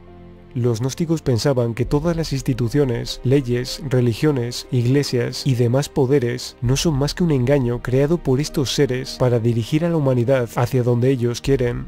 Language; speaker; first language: Spanish; native; Spanish